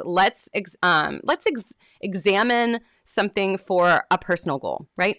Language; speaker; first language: English; native; English